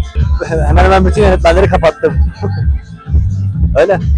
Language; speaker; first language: Turkish; native; Turkish